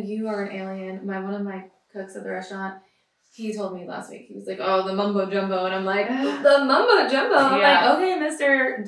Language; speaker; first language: English; native; English